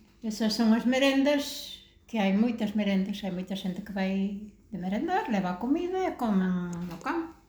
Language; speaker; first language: Galician; native; Galician